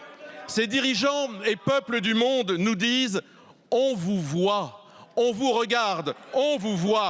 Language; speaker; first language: French; native; French